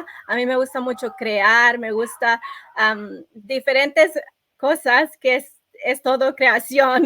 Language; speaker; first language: Spanish; early bilingual, other home language; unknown